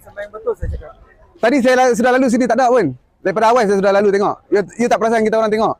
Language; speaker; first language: Malay; native; Malay